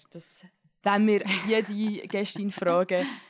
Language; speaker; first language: German; native; German